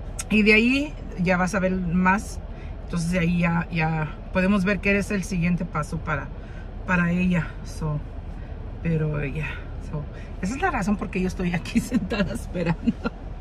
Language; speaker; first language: Spanish; early bilingual, heritage; Spanish